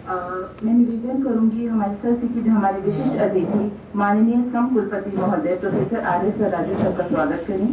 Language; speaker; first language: Hindi; native; Hindi